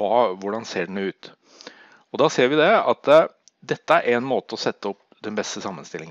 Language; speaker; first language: Norwegian; native; Norwegian